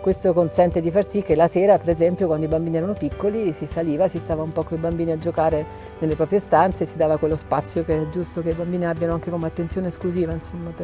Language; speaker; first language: Italian; native; Italian